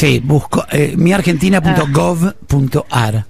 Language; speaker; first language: Spanish; native; Spanish